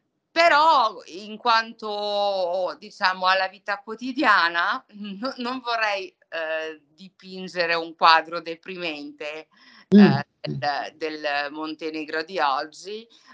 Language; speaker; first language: Italian; non-native, fluent; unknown